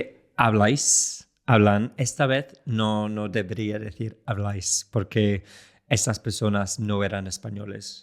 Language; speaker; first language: Spanish; non-native, fluent; English